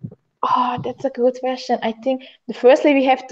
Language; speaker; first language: English; non-native, learner; Hungarian